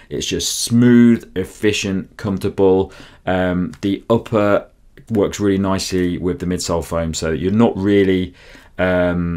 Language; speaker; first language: English; native; English